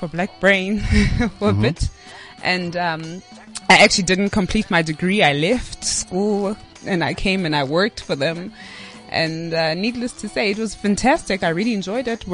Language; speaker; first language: English; non-native, local second language; Xhosa